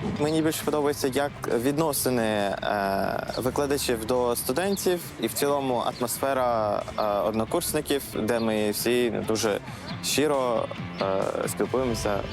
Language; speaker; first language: Ukrainian; non-native, fluent; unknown